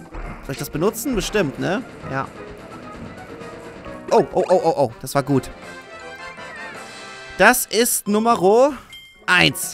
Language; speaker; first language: German; native; German